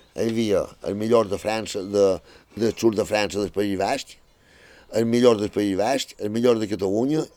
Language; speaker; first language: Catalan; native; Catalan